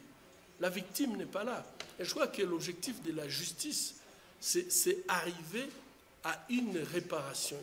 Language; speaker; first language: French; non-native, local second language; Swahili